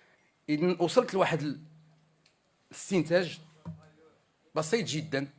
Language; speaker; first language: Arabic; native; Arabic